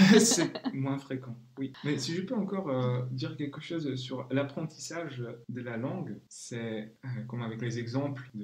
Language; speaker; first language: French; non-native, fluent; Czech